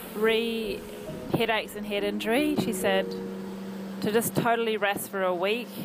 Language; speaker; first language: English; native; English